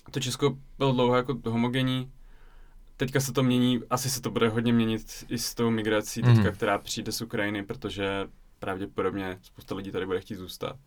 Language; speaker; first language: Czech; early bilingual, other home language; Russian